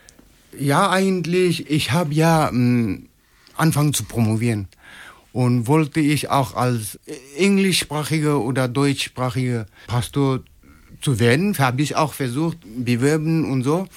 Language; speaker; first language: German; non-native, fluent; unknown